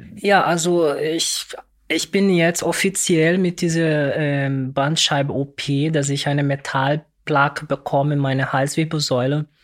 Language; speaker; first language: German; non-native, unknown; Portuguese